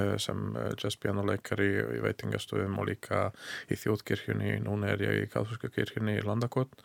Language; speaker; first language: Icelandic; non-native, learner; Hungarian